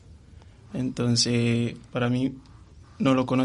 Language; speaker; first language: Spanish; non-native, fluent; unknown